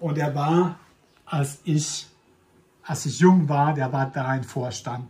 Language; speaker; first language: German; non-native, fluent; Italian